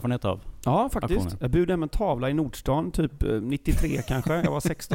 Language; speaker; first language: Swedish; native; Swedish